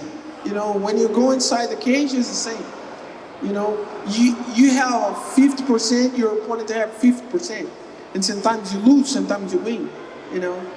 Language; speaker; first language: English; non-native, learner; Portuguese